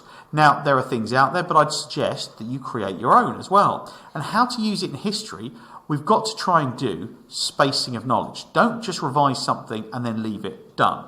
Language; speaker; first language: English; native; English